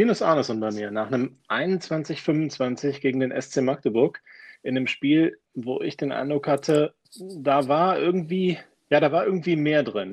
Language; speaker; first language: German; native; German